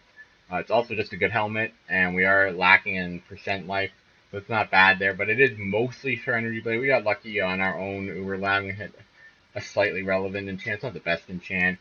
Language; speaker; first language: English; native; English